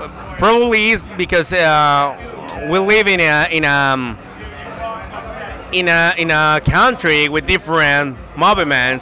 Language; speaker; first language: English; non-native, learner; Spanish